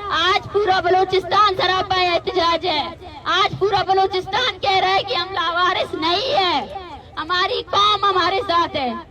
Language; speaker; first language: Urdu; non-native, local second language; Baluchi